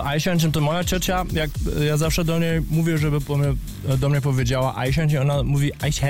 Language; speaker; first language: Polish; early bilingual, heritage; German